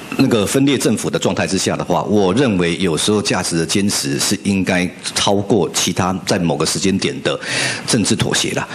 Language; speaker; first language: Chinese; native; Chinese